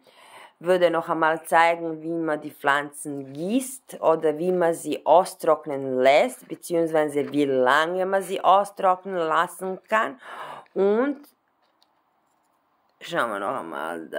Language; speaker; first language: German; non-native, fluent; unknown